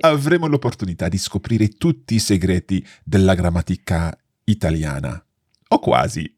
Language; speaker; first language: Italian; non-native, fluent; English